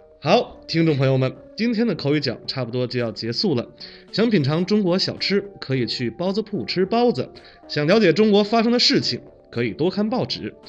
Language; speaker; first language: Chinese; native; Chinese